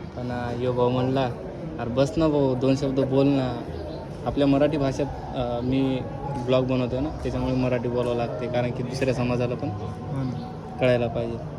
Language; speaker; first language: Marathi; non-native, local second language; Lambadi